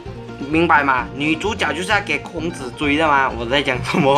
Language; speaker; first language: Chinese; native; Chinese